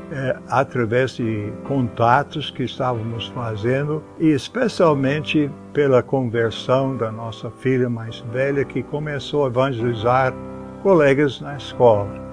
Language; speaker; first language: Portuguese; non-native, fluent; English